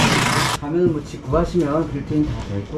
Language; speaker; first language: Korean; native; Korean